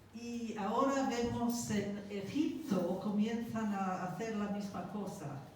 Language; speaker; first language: Spanish; non-native, fluent; English